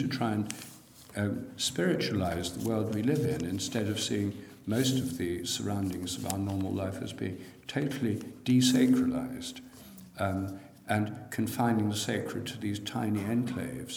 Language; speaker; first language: English; native; English